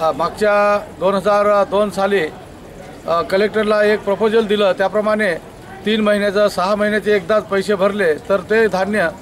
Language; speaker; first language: Marathi; non-native, local second language; Kukna